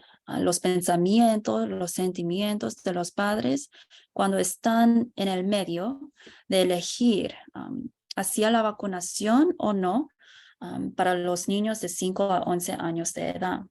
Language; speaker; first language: Spanish; non-native, fluent; English